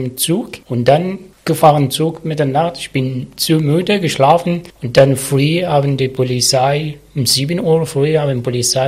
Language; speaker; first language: German; non-native, learner; Arabic